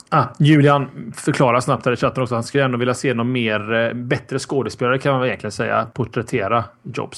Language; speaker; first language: Swedish; native; Swedish